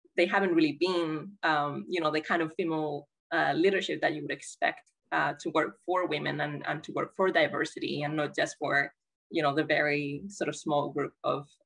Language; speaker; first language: English; non-native, fluent; Spanish